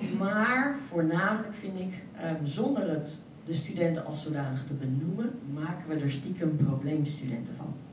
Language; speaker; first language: Dutch; early bilingual, other home language; French